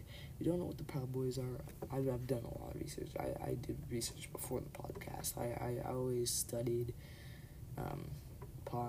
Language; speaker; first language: English; native; English